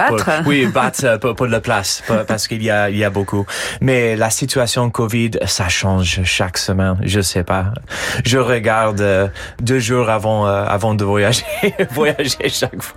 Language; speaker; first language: French; non-native, fluent; English